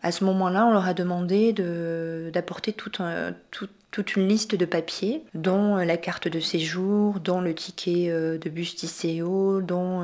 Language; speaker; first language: French; native; French